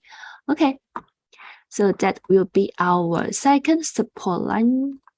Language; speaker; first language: English; non-native, fluent; Chinese